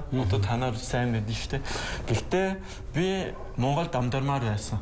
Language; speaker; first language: Mongolian; non-native, learner; French